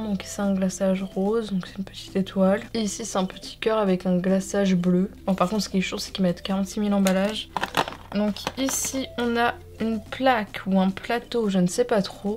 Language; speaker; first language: French; native; French